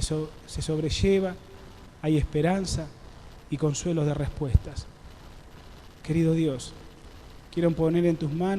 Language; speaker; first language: Spanish; native; Spanish